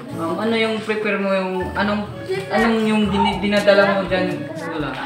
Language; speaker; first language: Filipino; non-native, local second language; Cebuano